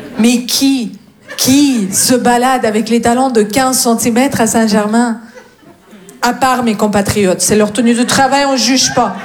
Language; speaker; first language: French; non-native, fluent; Russian